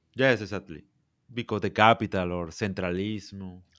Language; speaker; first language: English; non-native, learner; Spanish